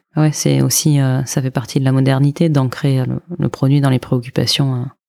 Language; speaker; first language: French; native; French